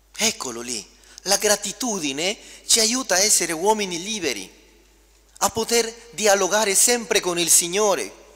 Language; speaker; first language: Italian; non-native, fluent; Spanish